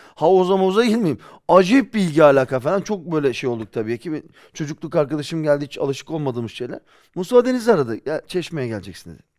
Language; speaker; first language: Turkish; early bilingual, heritage; Turkish